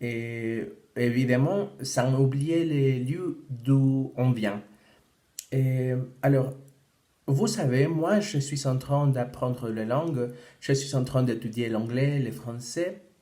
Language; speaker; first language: French; non-native, fluent; Spanish